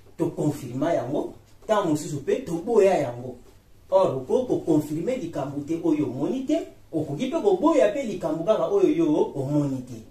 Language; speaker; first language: Lingala; non-native, local second language; Kongo